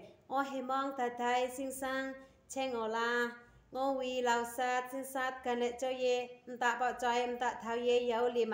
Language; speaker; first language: Cantonese; non-native, learner; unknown